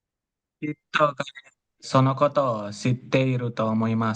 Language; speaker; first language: Japanese; non-native, learner; Indonesian